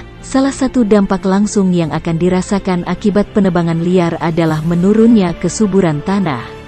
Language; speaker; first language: Indonesian; native; Indonesian